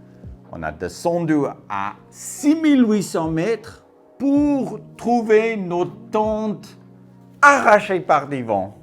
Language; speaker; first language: French; non-native, fluent; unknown